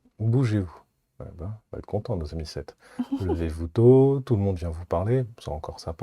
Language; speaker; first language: French; native; French